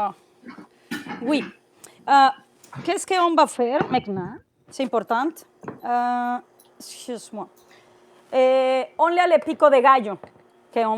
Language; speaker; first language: French; non-native, learner; Spanish